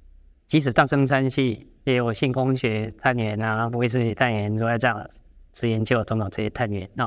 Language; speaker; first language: Chinese; native; Chinese